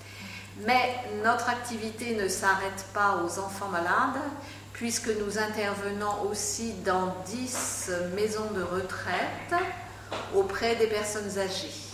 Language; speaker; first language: French; native; French